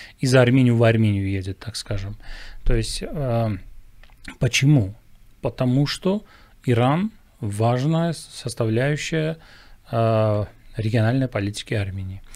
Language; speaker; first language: Russian; non-native, local second language; Armenian